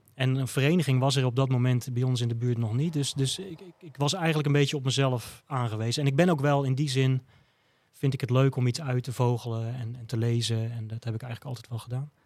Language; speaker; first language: Dutch; native; Dutch